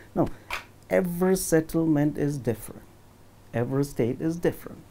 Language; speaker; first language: English; non-native, local second language; Hausa